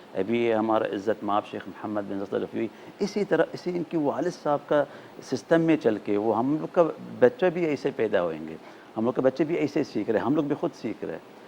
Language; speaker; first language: Urdu; non-native, fluent; Arabic